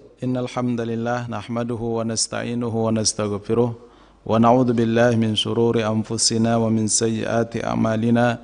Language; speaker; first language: Arabic; non-native, fluent; Indonesian